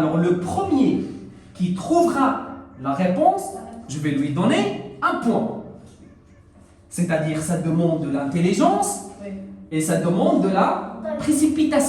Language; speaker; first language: French; non-native, local second language; Arabic